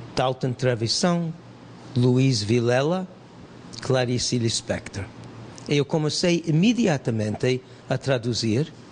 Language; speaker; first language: Portuguese; non-native, fluent; English